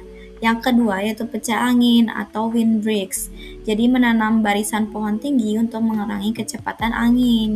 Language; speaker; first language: Indonesian; native; Indonesian